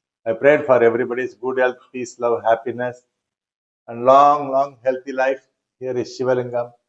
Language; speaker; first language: English; non-native, local second language; Tamil